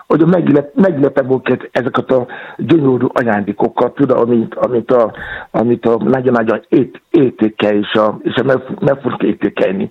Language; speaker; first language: Hungarian; non-native, learner; Yoruba